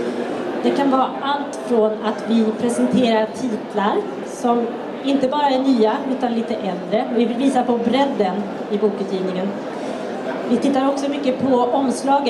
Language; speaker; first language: Swedish; native; Swedish